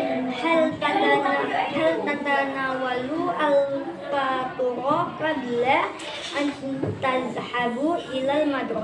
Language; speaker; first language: Arabic; non-native, learner; Indonesian